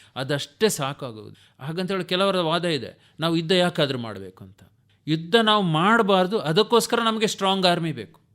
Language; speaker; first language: Kannada; non-native, local second language; Tulu